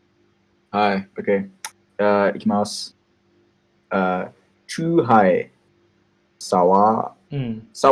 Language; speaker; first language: Japanese; non-native, learner; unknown